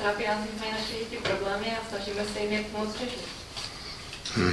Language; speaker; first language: Czech; native; Czech